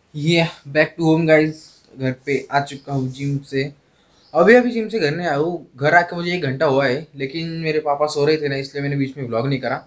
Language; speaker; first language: Hindi; non-native, local second language; Marathi